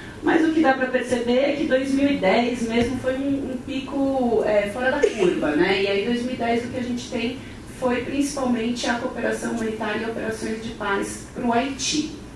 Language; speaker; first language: Portuguese; native; Portuguese